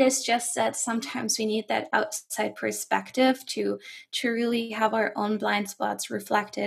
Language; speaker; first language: English; non-native, fluent; German